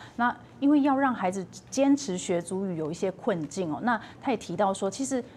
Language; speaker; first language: Chinese; native; Chinese